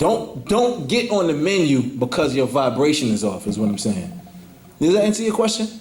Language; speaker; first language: English; native; English